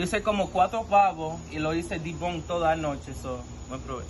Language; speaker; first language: Spanish; early bilingual, heritage; Spanish